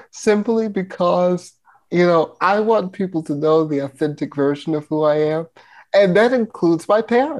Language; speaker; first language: English; native; English